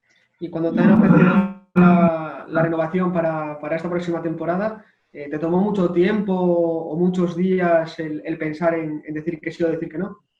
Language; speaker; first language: Spanish; native; Spanish